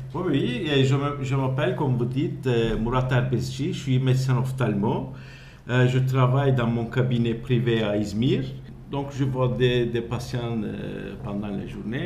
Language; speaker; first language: French; non-native, fluent; Turkish